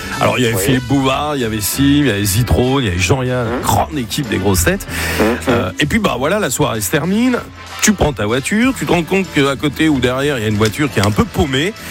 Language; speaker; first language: French; native; French